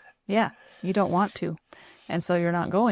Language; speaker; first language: English; native; English